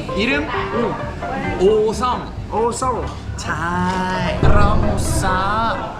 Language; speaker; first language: Korean; native; Korean